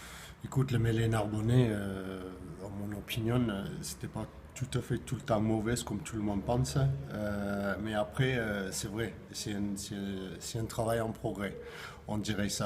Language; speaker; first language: French; non-native, fluent; English